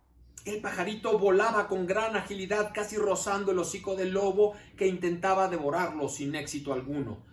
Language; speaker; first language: Spanish; native; Spanish